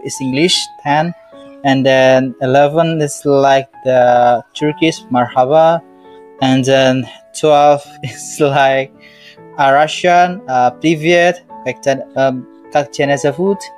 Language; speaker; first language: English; non-native, learner; Indonesian